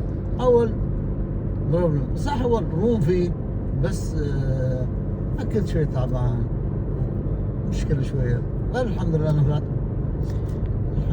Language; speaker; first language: Arabic; non-native, learner; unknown